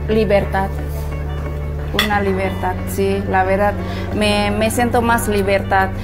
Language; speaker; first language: Spanish; non-native, learner; Indonesian